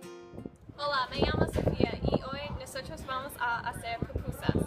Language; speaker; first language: Spanish; non-native, learner; English